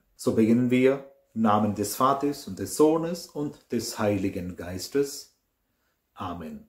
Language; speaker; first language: German; non-native, fluent; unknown